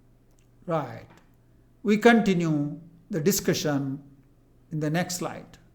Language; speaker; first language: English; non-native, local second language; Telugu